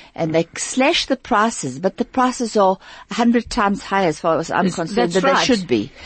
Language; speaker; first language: Yiddish; early bilingual, heritage; Yiddish